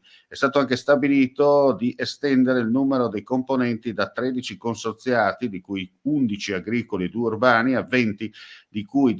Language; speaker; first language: Italian; native; Italian